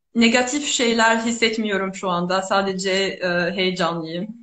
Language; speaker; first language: Turkish; non-native, fluent; Indonesian